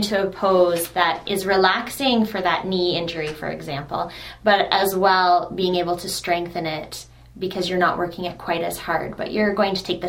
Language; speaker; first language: English; native; English